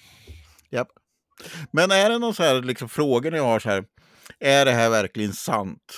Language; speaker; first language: Swedish; native; Swedish